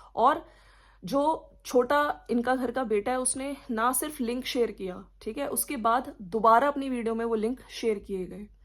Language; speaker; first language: Hindi; native; Hindi